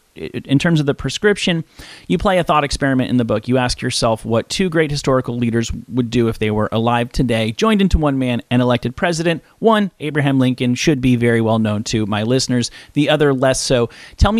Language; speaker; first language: English; native; English